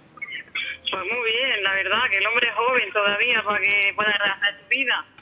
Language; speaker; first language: Spanish; native; Spanish